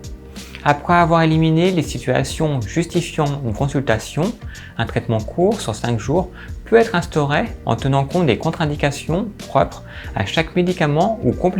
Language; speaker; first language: French; native; French